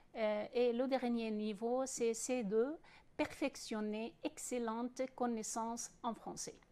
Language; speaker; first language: French; non-native, fluent; Arabic